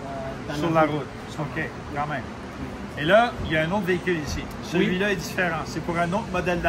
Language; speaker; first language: French; native; French